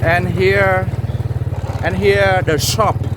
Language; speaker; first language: English; non-native, learner; Vietnamese